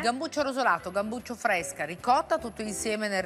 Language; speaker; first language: Italian; native; Italian